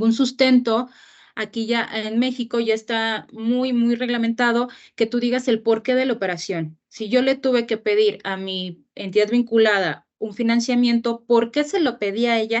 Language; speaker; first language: Spanish; native; Spanish